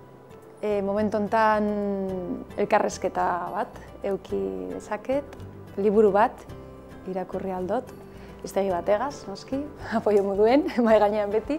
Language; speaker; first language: Basque; non-native, local second language; Spanish